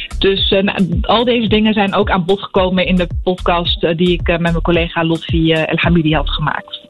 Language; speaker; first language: Dutch; early bilingual, other home language; Arabic